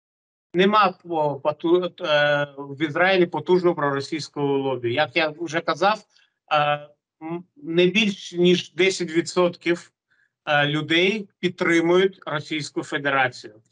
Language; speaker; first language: Ukrainian; non-native, local second language; Russian